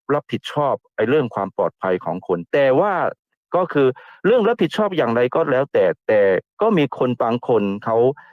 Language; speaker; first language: Thai; non-native, fluent; Chinese